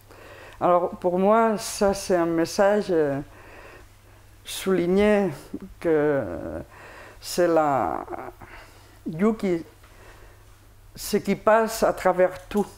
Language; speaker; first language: French; non-native, fluent; Spanish